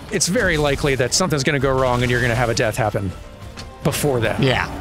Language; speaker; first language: English; native; English